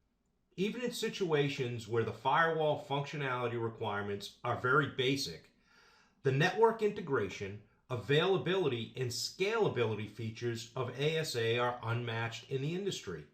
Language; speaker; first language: English; native; English